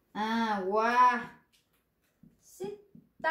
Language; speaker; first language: Korean; non-native, fluent; Vietnamese